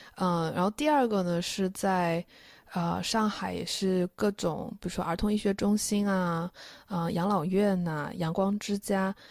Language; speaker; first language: Chinese; native; Chinese